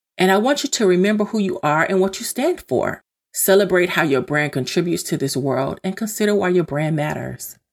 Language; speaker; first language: English; native; English